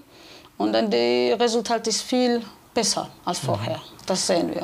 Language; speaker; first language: German; non-native, fluent; Georgian